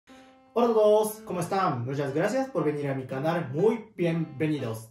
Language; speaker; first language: Spanish; non-native, learner; Japanese